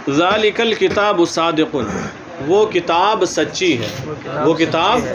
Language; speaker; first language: Urdu; native; Urdu